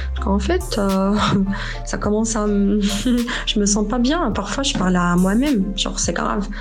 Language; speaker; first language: French; non-native, local second language; Arabic